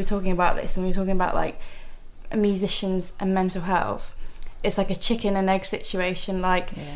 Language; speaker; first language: English; native; English